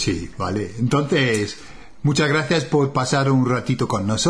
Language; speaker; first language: Spanish; non-native, fluent; English